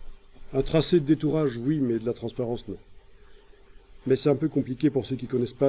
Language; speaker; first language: French; native; French